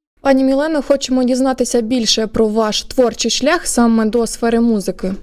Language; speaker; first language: Ukrainian; native; Ukrainian